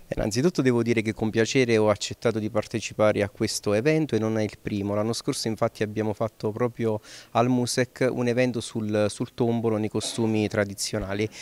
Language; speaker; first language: Italian; native; Italian